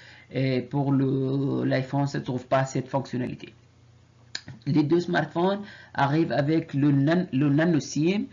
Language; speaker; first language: French; non-native, fluent; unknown